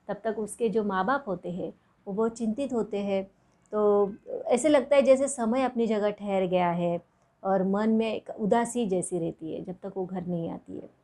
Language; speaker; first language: Hindi; non-native, local second language; Marathi